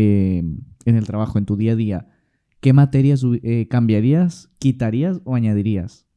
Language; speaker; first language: Spanish; native; Spanish